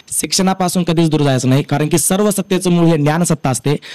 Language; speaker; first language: Marathi; native; Marathi